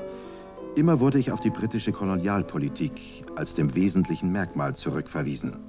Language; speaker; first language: German; native; German